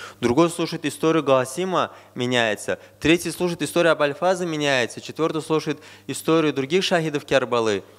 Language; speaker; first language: Russian; non-native, fluent; Azerbaijani